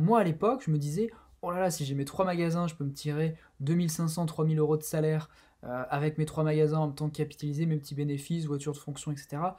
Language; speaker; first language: French; native; French